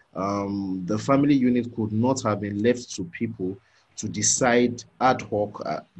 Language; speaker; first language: English; non-native, local second language; Yoruba